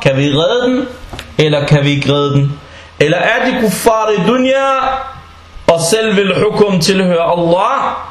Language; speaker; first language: Danish; non-native, fluent; Arabic